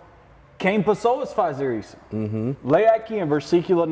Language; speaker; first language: Portuguese; non-native, learner; English